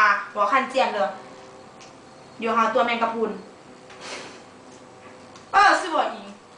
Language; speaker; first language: Chinese; non-native, learner; Thai